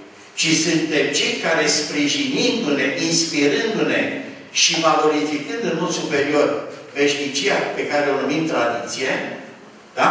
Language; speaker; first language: Romanian; native; Romanian